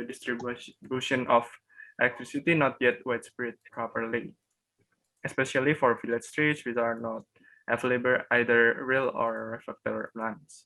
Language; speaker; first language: English; non-native, learner; Indonesian